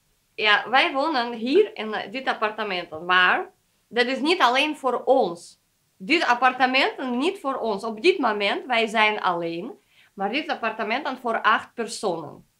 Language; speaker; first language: Dutch; non-native, learner; Russian